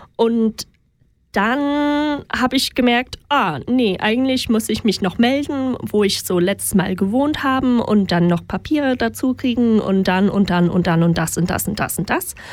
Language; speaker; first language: German; non-native, fluent; English